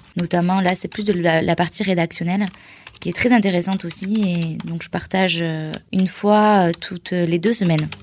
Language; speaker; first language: French; early bilingual, other home language; Spanish